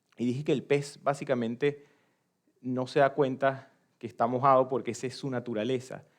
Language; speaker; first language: Spanish; native; Spanish